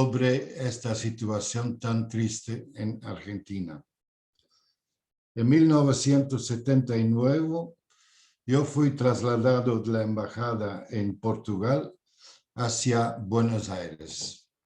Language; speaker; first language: Spanish; non-native, fluent; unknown